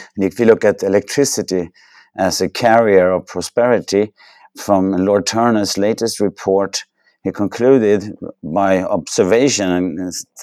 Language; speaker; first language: English; non-native, fluent; Swedish